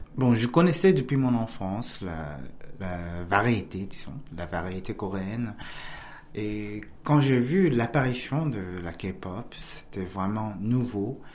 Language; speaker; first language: French; non-native, fluent; Korean